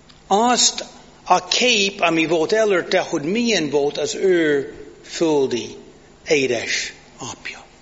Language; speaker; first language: Hungarian; non-native, fluent; English